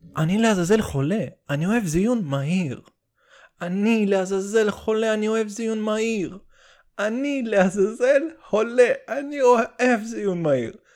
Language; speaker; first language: Hebrew; early bilingual, heritage; Hebrew